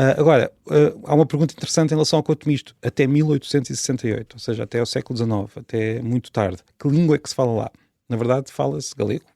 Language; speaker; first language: Portuguese; native; Portuguese